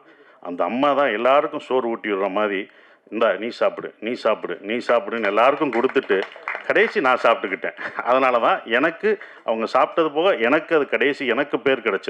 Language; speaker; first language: Tamil; native; Tamil